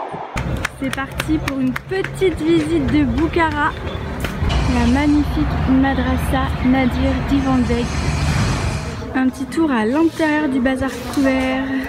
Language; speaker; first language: French; native; French